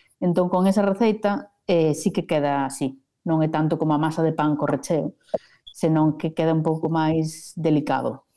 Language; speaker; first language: Galician; non-native, local second language; Spanish